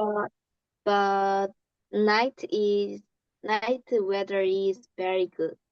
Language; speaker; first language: English; non-native, learner; Korean